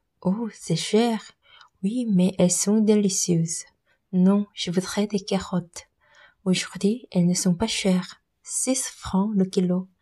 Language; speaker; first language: French; non-native, learner; Korean